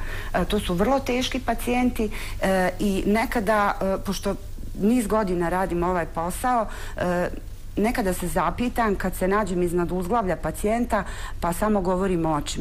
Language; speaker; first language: Bosnian; native; Bosnian